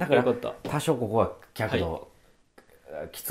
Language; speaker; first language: Japanese; native; Japanese